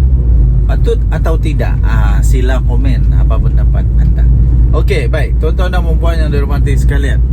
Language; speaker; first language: Malay; native; Malay